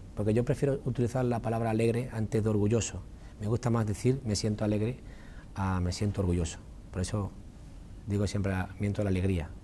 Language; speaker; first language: Spanish; native; Spanish